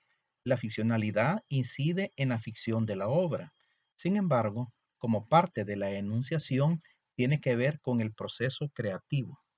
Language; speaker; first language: Spanish; native; Spanish